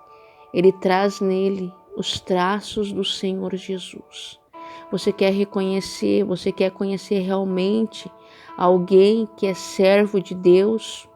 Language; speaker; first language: Portuguese; native; Portuguese